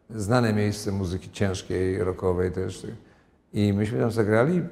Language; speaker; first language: Polish; native; Polish